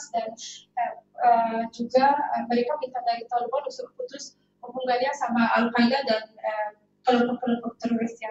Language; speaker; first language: Indonesian; non-native, fluent; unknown